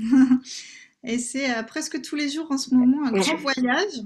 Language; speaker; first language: French; native; French